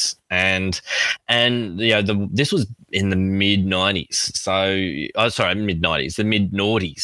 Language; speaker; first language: English; native; English